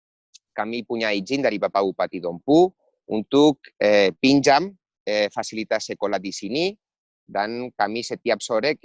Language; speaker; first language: Indonesian; non-native, fluent; Spanish